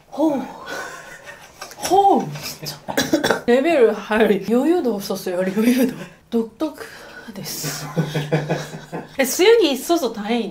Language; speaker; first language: Korean; non-native, fluent; Japanese